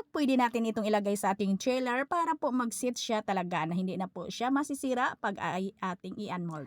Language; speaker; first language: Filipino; non-native, local second language; Cebuano